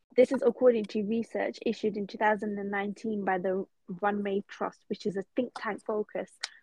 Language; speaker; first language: English; native; English